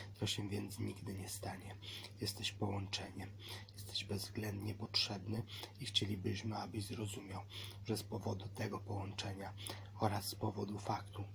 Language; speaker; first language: Polish; native; Polish